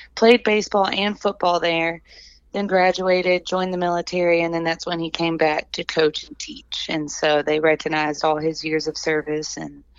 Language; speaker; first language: English; native; English